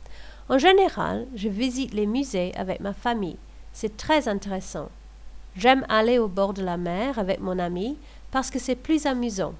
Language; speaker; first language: French; non-native, learner; English